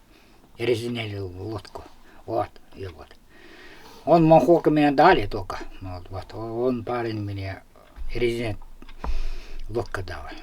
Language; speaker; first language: Russian; non-native, local second language; Yakut